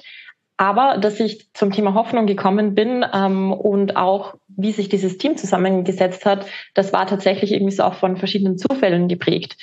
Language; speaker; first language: German; native; German